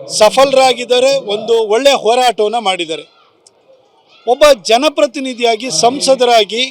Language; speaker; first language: Kannada; native; Kannada